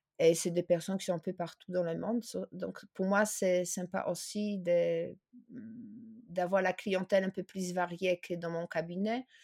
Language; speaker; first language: French; non-native, fluent; Polish